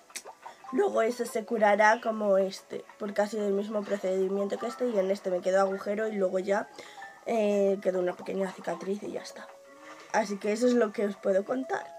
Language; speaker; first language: Spanish; native; Spanish